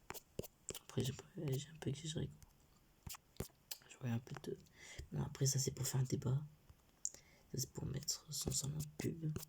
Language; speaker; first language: French; native; French